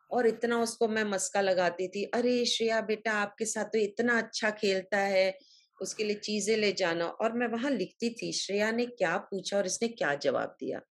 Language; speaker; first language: Hindi; native; Hindi